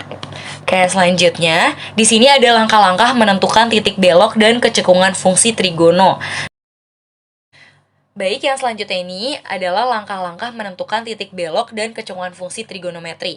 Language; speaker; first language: Indonesian; native; Indonesian